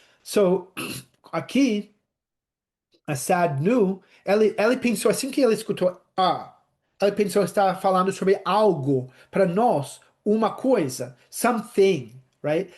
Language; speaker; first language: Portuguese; non-native, fluent; English